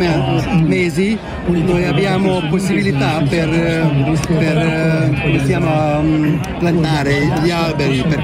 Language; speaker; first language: Italian; non-native, learner; Hungarian